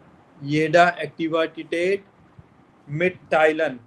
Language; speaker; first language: German; non-native, fluent; Hindi